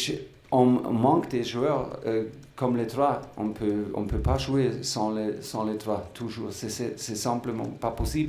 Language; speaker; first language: French; non-native, fluent; German